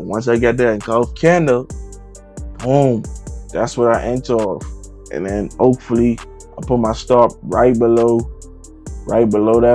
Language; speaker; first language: English; native; English